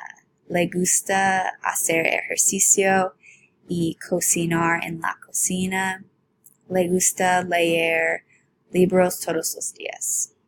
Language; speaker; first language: Spanish; non-native, learner; English